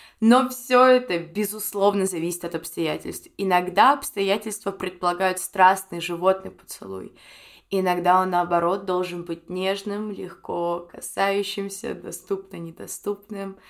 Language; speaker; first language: Russian; native; Russian